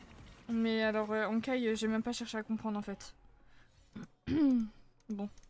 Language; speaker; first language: French; native; French